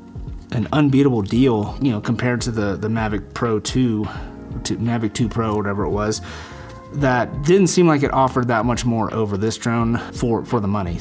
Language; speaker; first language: English; native; English